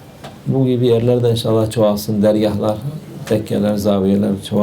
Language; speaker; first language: Turkish; native; Turkish